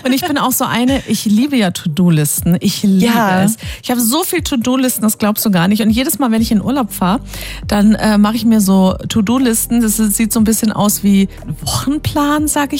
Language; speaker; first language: German; native; German